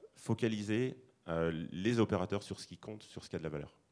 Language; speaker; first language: French; native; French